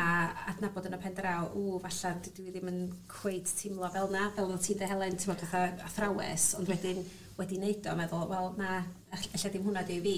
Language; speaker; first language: Welsh; native; Welsh